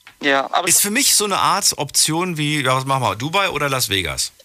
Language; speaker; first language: German; native; German